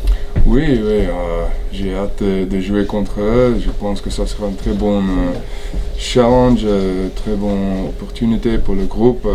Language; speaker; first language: French; non-native, fluent; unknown